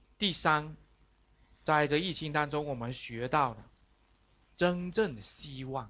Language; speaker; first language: Chinese; native; Chinese